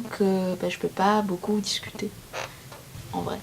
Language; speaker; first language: French; non-native, local second language; Arabic